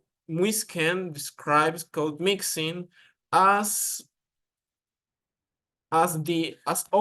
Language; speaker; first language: English; non-native, learner; Spanish